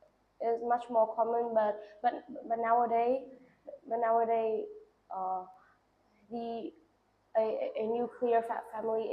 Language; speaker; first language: English; non-native, learner; Vietnamese